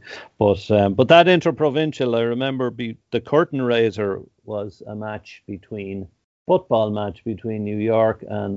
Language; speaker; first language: English; native; English